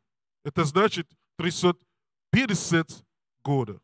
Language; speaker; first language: Russian; non-native, learner; English